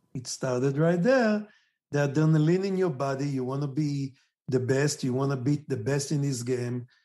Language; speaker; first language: English; non-native, fluent; Hebrew